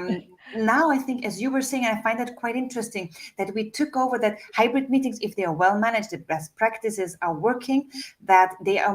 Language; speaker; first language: English; non-native, fluent; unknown